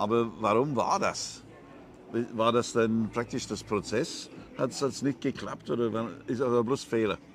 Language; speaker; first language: German; non-native, learner; English